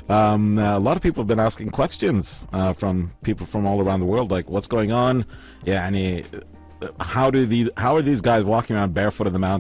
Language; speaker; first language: English; non-native, fluent; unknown